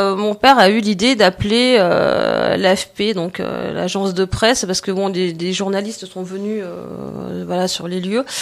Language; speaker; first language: French; native; French